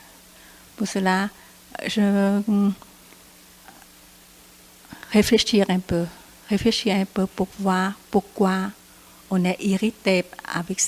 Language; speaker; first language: French; non-native, learner; Vietnamese